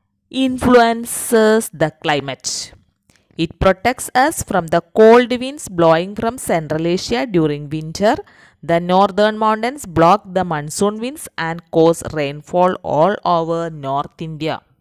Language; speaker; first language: English; non-native, local second language; Malayalam